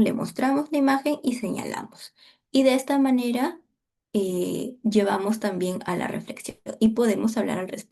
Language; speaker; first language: Spanish; native; Spanish